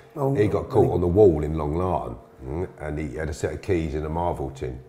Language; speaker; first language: English; native; English